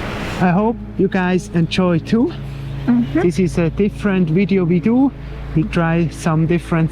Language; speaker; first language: English; non-native, fluent; German